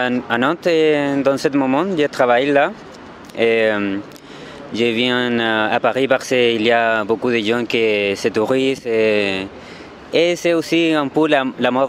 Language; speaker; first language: French; non-native, learner; Spanish